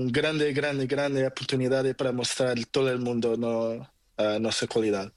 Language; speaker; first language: Spanish; non-native, fluent; Portuguese